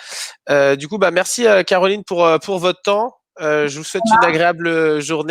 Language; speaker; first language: French; native; French